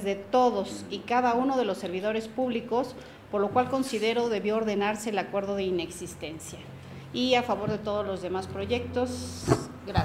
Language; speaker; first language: Spanish; native; Spanish